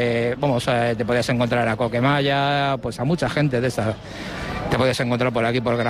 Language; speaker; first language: Spanish; native; Spanish